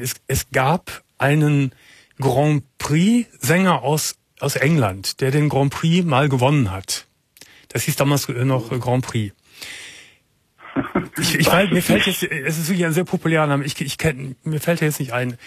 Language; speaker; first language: German; native; German